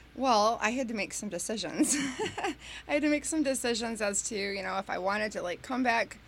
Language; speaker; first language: English; native; English